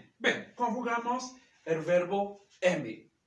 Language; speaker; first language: Spanish; non-native, fluent; French